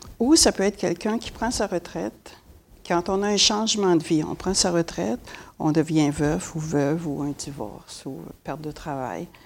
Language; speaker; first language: French; native; French